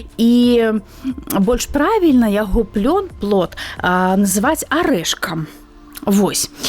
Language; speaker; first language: Belarusian; native; Belarusian